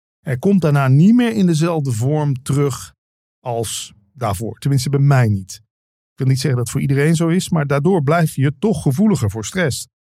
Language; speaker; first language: Dutch; native; Dutch